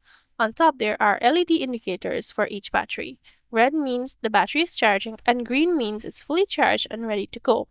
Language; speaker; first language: English; native; English